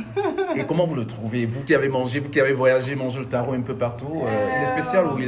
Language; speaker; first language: French; native; French